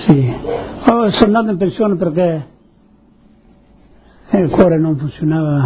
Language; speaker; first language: Italian; non-native, local second language; Friulian